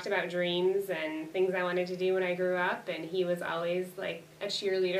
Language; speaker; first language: English; native; English